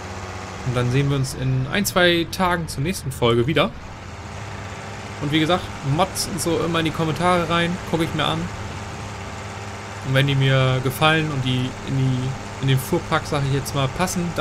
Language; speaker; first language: German; native; German